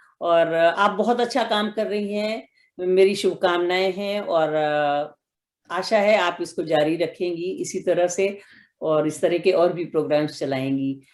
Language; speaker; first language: Hindi; native; Hindi